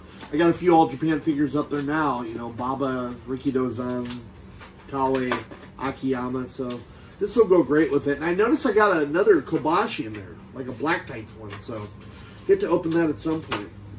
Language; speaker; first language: English; native; English